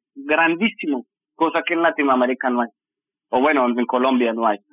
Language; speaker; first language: Spanish; native; Spanish